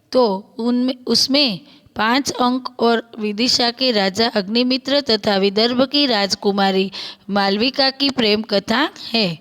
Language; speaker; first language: Hindi; non-native, local second language; Gujarati